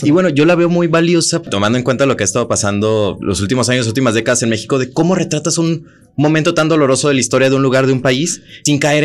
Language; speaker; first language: Spanish; native; Spanish